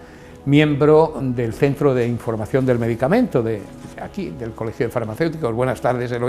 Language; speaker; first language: Spanish; native; Spanish